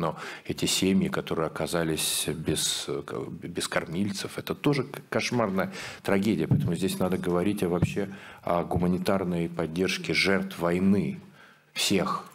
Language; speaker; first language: Russian; native; Russian